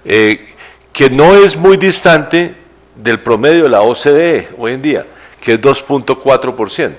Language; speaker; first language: Spanish; native; Spanish